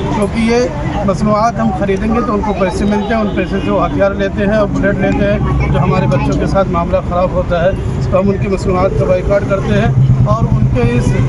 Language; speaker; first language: Hindi; native; Hindi